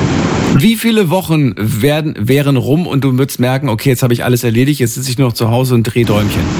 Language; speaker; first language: German; native; German